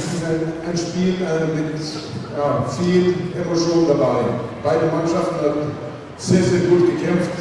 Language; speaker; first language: German; non-native, fluent; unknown